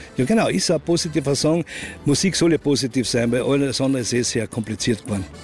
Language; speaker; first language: German; native; German